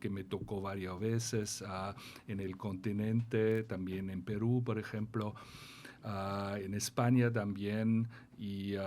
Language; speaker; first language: Spanish; non-native, fluent; German